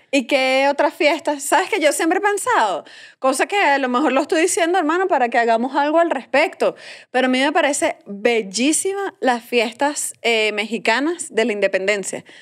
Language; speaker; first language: Spanish; native; Spanish